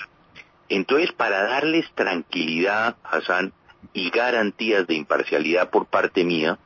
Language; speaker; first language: Spanish; native; Spanish